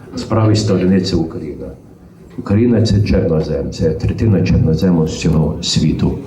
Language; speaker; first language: Ukrainian; early bilingual, heritage; Ukrainian